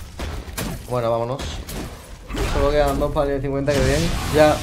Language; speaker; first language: Spanish; native; Spanish